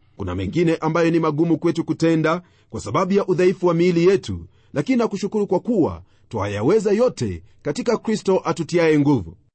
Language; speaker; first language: Swahili; non-native, local second language; Luyia